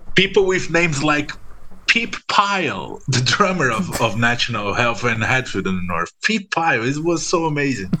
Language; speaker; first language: English; non-native, fluent; Portuguese